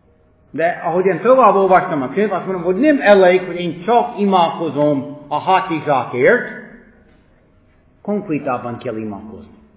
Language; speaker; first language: Hungarian; non-native, fluent; English